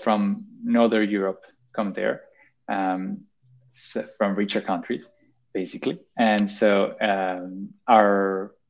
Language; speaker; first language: English; non-native, fluent; Spanish